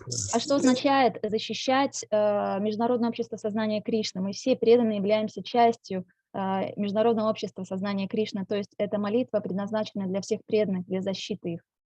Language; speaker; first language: Russian; native; Russian